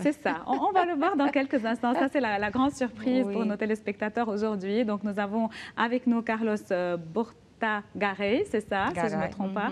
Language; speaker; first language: French; non-native, local second language; Arabic